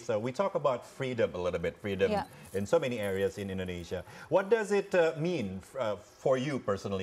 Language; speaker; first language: English; non-native, local second language; Indonesian